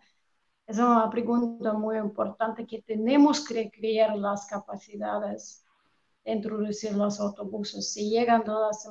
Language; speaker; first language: Spanish; non-native, fluent; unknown